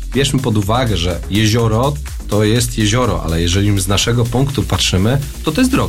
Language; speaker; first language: Polish; native; Polish